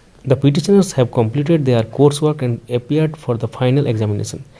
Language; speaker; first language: English; non-native, local second language; Bangla